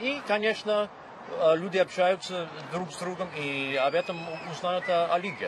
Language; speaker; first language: Russian; non-native, fluent; English